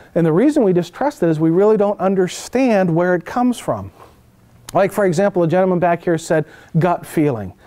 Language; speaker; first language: English; native; English